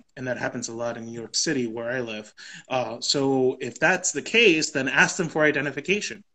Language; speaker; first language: English; native; English